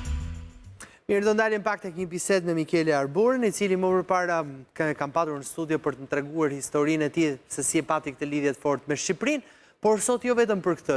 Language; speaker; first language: Albanian; native; Albanian